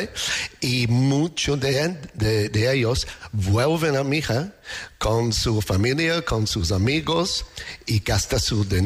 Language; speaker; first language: Spanish; non-native, learner; English